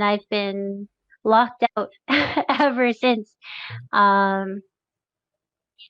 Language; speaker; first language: English; non-native, local second language; French